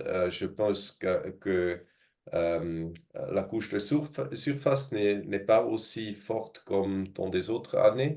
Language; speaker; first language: French; non-native, fluent; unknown